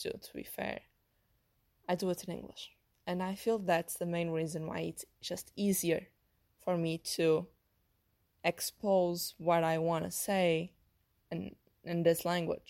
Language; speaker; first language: English; non-native, fluent; Portuguese